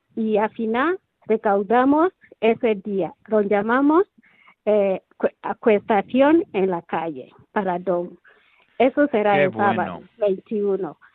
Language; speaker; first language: Spanish; non-native, learner; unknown